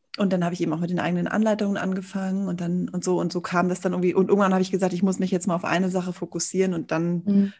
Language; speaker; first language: German; native; German